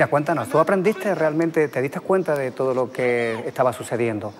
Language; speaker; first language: Spanish; native; Spanish